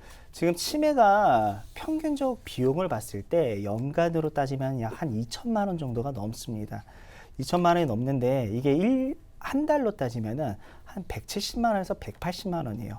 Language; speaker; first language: Korean; native; Korean